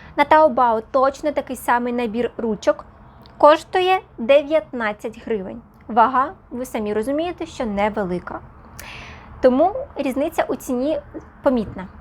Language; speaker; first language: Ukrainian; non-native, local second language; Russian